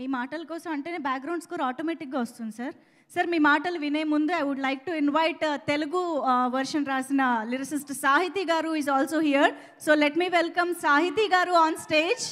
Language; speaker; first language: Telugu; native; Telugu